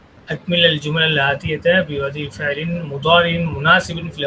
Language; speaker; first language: Arabic; non-native, fluent; Tamil